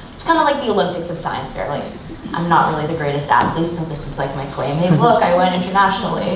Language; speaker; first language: English; native; English